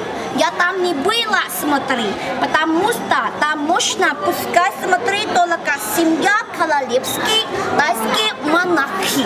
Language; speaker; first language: Russian; non-native, local second language; Thai